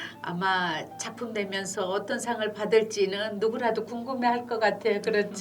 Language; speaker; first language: Korean; native; Korean